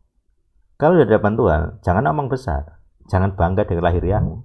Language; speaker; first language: Indonesian; native; Indonesian